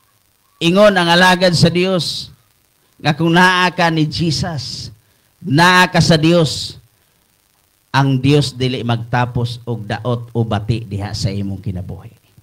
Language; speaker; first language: Cebuano; native; Cebuano